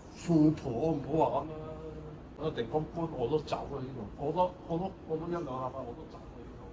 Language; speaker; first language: Cantonese; native; Cantonese